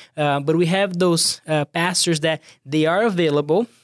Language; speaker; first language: English; non-native, fluent; Portuguese